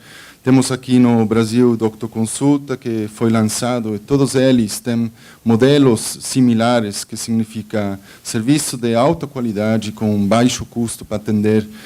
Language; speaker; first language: Portuguese; non-native, fluent; Spanish